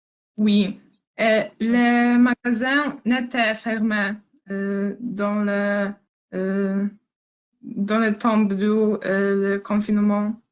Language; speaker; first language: French; non-native, learner; Polish